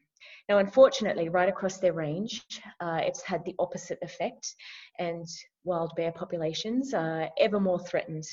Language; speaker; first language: English; native; English